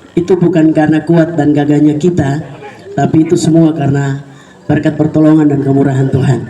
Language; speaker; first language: Indonesian; native; Indonesian